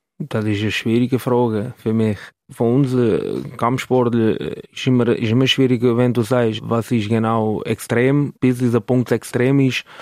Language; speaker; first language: German; non-native, learner; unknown